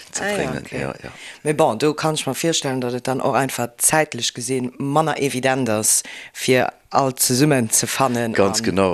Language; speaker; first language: Luxembourgish; native; Luxembourgish